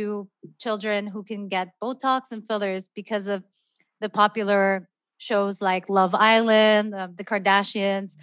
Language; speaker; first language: English; non-native, local second language; Filipino